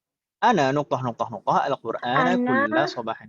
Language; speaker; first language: Arabic; non-native, fluent; Indonesian